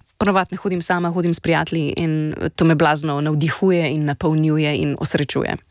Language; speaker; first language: Slovenian; native; Slovenian